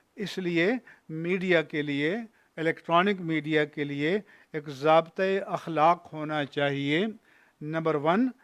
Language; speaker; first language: Urdu; non-native, local second language; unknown